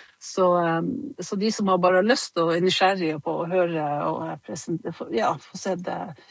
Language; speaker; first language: Norwegian; native; Norwegian